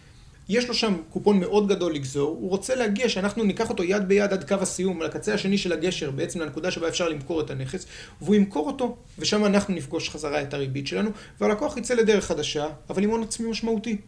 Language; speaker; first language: Hebrew; native; Hebrew